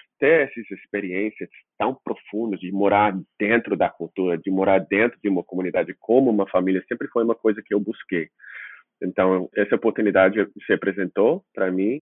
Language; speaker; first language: Portuguese; non-native, fluent; English